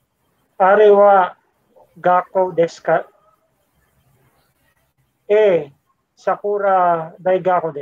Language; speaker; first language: Japanese; non-native, learner; Filipino